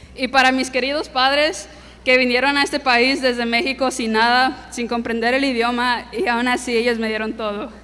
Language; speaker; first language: Spanish; early bilingual, heritage; Spanish